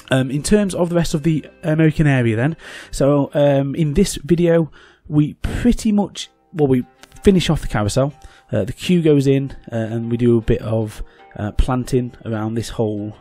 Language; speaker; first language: English; native; English